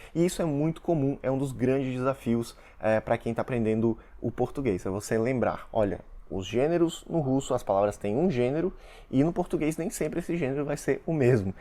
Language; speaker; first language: Portuguese; early bilingual, other home language; Russian